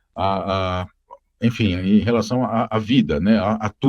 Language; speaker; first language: Portuguese; native; Portuguese